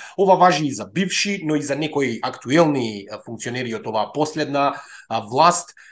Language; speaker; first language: Macedonian; native; Macedonian